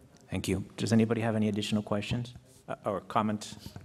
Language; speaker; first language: English; non-native, local second language; Spanish